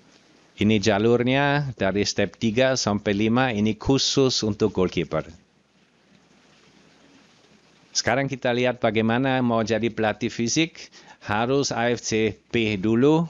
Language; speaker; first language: Indonesian; non-native, fluent; German